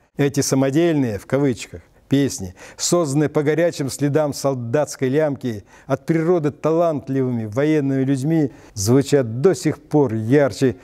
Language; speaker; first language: Russian; native; Russian